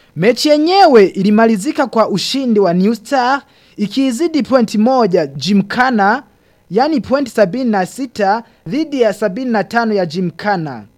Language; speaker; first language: Swahili; non-native, local second language; Rundi